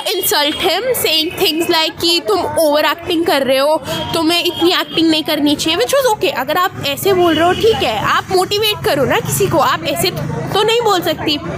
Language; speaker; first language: Hindi; native; Hindi